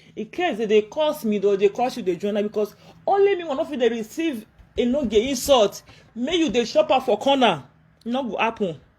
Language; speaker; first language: Nigerian Pidgin; non-native, local second language; Yoruba